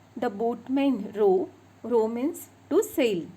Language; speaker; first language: English; non-native, local second language; Marathi